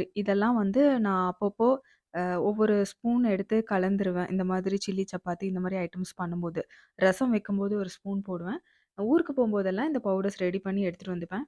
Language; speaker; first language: Tamil; native; Tamil